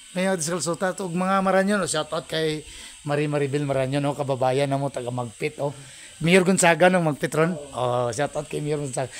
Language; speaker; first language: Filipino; non-native, local second language; Hiligaynon